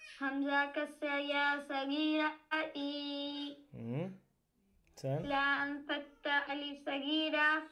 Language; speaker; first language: Arabic; non-native, learner; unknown